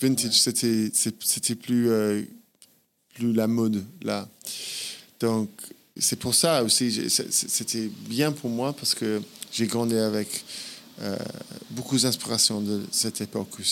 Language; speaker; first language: French; non-native, fluent; English